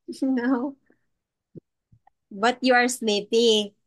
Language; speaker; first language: English; non-native, local second language; Filipino